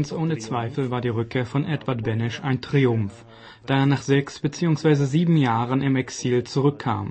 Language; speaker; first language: German; native; German